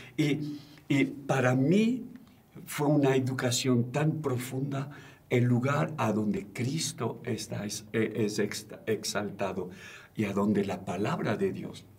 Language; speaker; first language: Spanish; non-native, fluent; French